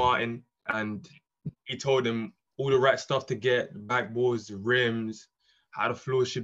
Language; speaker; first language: English; native; English